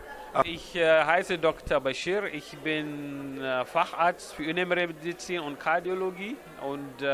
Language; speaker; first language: German; non-native, fluent; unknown